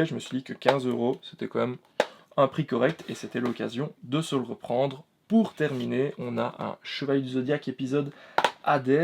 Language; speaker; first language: French; native; French